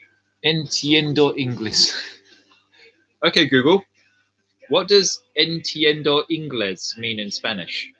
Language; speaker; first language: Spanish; non-native, learner; English